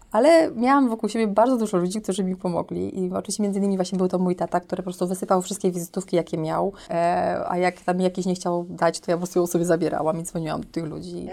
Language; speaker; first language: Polish; native; Polish